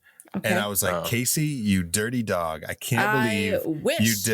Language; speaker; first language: English; native; English